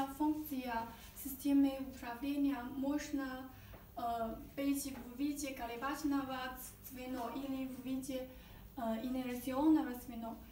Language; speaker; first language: Russian; non-native, learner; Chinese